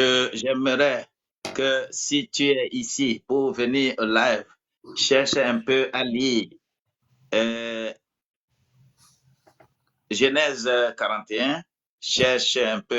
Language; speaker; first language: French; non-native, local second language; Ewe